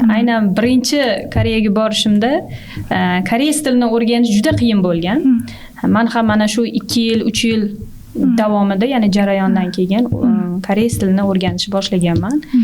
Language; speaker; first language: Uzbek; native; Uzbek